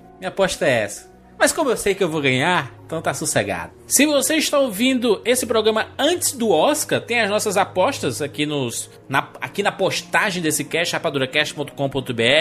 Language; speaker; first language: Portuguese; native; Portuguese